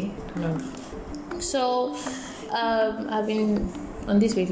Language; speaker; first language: English; non-native, local second language; Yoruba